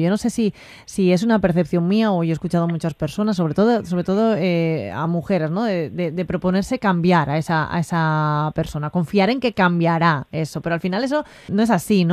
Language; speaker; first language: Spanish; native; Spanish